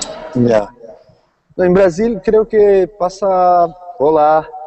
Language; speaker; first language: Spanish; non-native, fluent; Portuguese